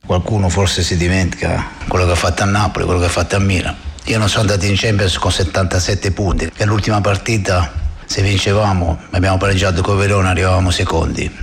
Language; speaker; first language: Italian; native; Italian